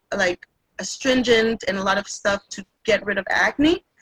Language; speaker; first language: English; non-native, fluent; Spanish